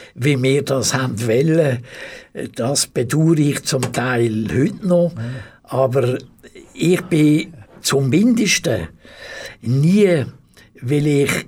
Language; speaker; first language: German; native; German